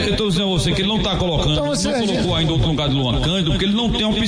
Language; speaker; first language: Portuguese; native; Portuguese